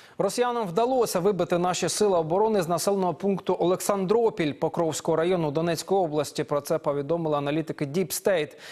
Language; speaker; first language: Ukrainian; native; Ukrainian